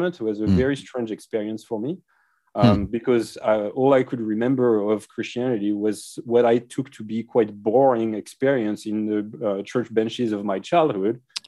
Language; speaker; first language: English; non-native, fluent; French